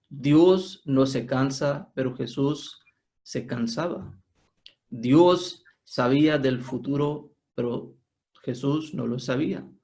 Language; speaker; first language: Spanish; non-native, fluent; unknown